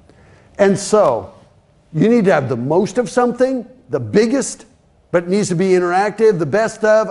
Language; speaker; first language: English; native; English